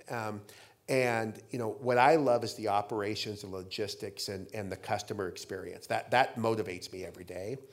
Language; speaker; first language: English; native; English